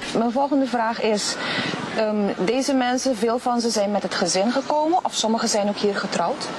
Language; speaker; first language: Dutch; non-native, local second language; Papiamento